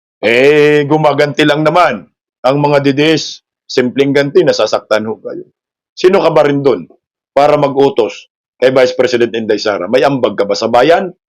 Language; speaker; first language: Filipino; non-native, local second language; Cebuano